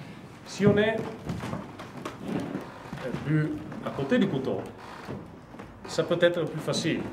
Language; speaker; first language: French; non-native, learner; Russian